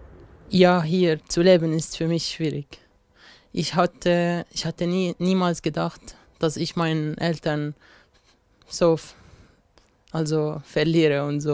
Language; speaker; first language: German; non-native, learner; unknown